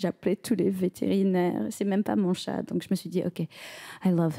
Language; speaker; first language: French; early bilingual, heritage; French